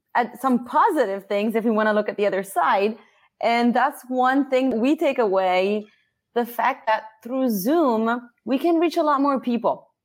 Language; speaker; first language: English; non-native, fluent; Italian